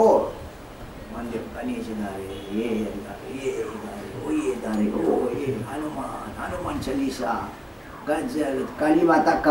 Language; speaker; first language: Hindi; non-native, learner; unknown